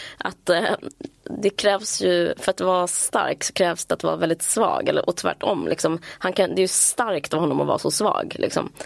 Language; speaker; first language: Swedish; native; Swedish